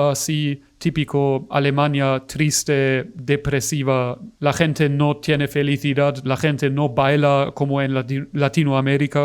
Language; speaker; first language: Spanish; non-native, fluent; German